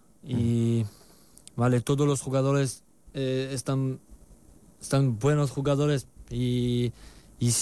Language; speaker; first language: Spanish; non-native, learner; French